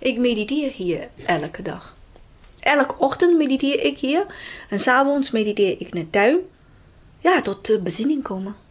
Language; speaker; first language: Dutch; non-native, fluent; Chinese